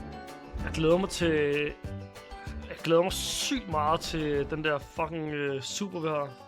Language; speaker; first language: Danish; native; Danish